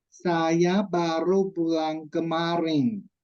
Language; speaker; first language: Indonesian; non-native, fluent; Chinese